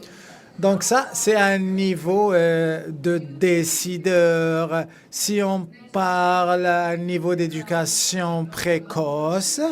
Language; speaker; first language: French; non-native, fluent; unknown